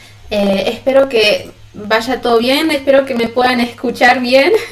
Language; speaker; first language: Spanish; early bilingual, heritage; Spanish